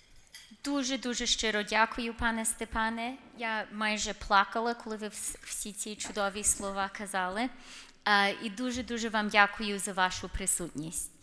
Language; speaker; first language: Ukrainian; early bilingual, heritage; Ukrainian